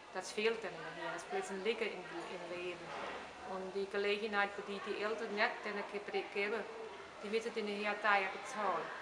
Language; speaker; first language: German; early bilingual, heritage; German